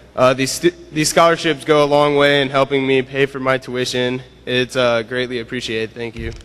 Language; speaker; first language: English; native; English